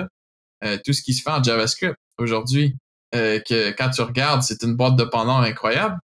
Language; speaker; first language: French; native; French